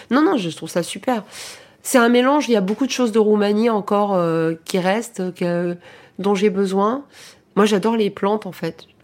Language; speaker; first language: French; early bilingual, heritage; French